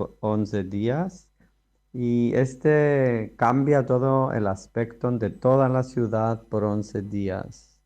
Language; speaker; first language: Spanish; non-native, fluent; Greek